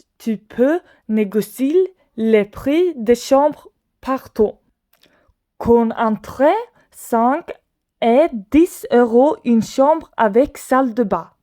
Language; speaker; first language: French; non-native, learner; Swedish